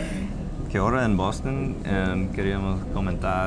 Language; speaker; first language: Spanish; non-native, fluent; English